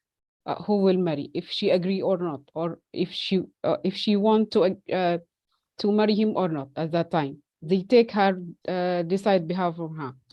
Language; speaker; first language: English; non-native, fluent; Arabic